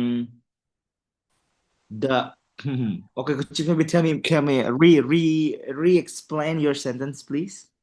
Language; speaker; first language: English; non-native, fluent; Indonesian